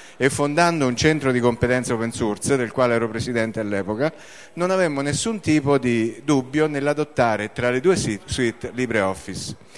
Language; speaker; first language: Italian; native; Italian